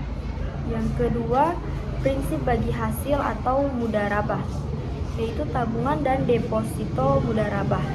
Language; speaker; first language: Indonesian; native; Indonesian